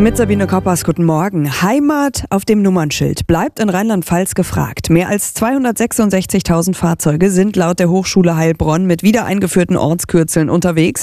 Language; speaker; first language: German; native; German